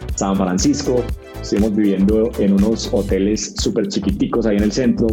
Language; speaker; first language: Spanish; native; Spanish